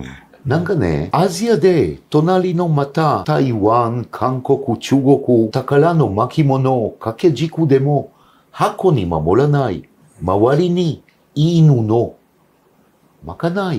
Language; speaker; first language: Japanese; non-native, fluent; Hebrew